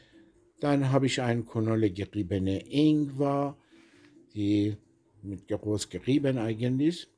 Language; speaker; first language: German; non-native, learner; Persian